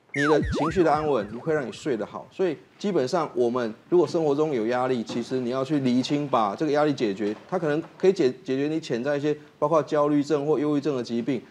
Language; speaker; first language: Chinese; native; Chinese